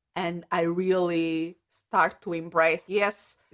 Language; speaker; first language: English; non-native, fluent; Portuguese